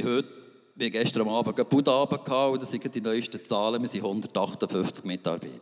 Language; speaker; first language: German; native; German